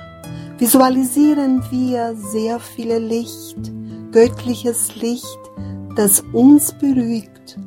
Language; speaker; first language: German; non-native, fluent; Portuguese